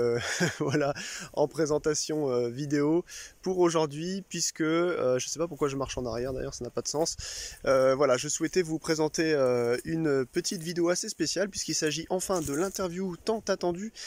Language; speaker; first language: French; native; French